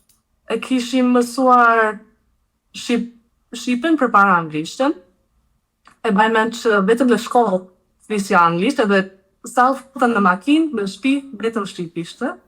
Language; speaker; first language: Albanian; early bilingual, heritage; Albanian